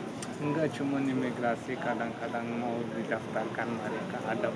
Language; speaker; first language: Indonesian; non-native, learner; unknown